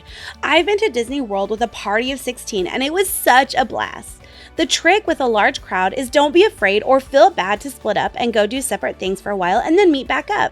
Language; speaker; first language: English; native; English